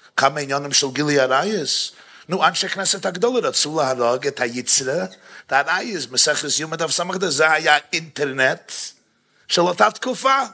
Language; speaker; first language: Hebrew; non-native, fluent; English